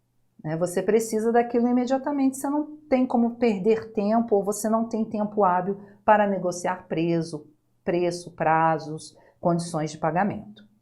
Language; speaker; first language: Portuguese; native; Portuguese